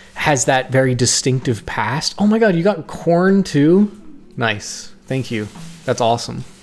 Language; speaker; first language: English; native; English